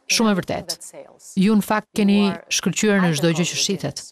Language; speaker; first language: Albanian; native; Albanian